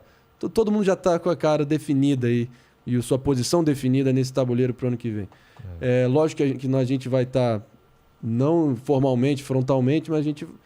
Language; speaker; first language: Portuguese; native; Portuguese